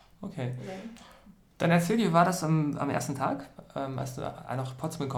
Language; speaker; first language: German; native; German